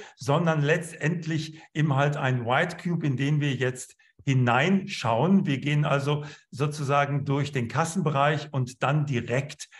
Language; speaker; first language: German; native; German